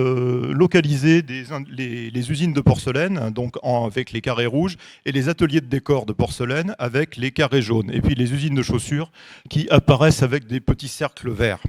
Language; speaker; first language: French; native; French